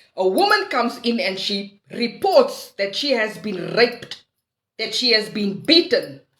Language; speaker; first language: English; non-native, local second language; Afrikaans